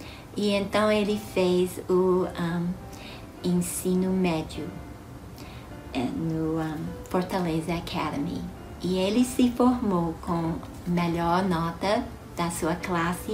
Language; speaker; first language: Portuguese; non-native, fluent; English